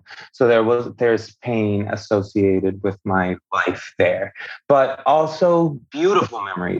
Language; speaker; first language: English; non-native, fluent; Spanish